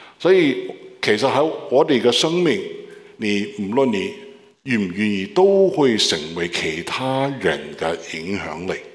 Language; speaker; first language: Cantonese; non-native, learner; Chinese